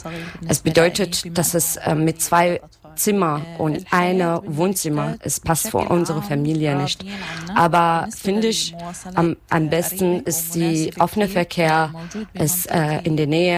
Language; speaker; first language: German; non-native, learner; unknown